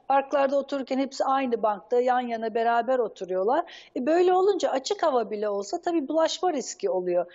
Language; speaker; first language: Turkish; native; Turkish